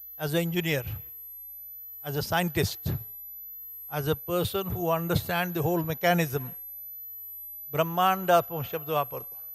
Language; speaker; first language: Marathi; native; Marathi